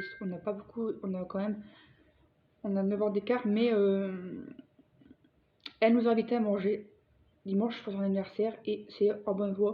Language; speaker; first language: French; native; French